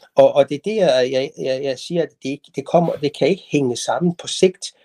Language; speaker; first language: Danish; non-native, fluent; Persian